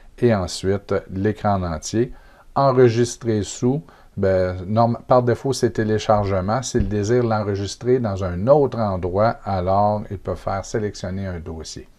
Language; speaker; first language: French; native; French